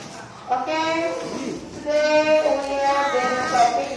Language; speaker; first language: English; non-native, learner; Indonesian